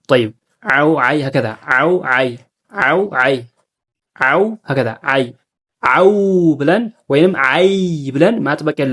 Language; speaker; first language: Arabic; non-native, fluent; Amharic